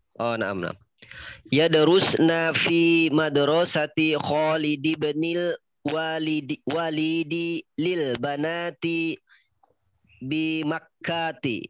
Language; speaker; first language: Arabic; non-native, learner; Indonesian